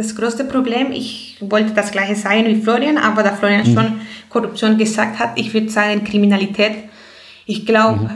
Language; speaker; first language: German; non-native, fluent; Spanish